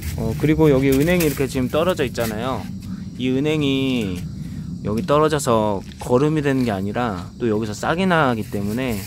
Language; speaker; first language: Korean; native; Korean